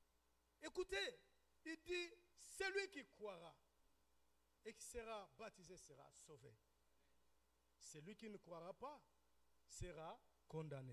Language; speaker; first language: French; non-native, local second language; Lingala